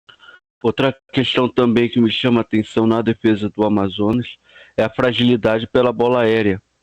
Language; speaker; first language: Portuguese; native; Portuguese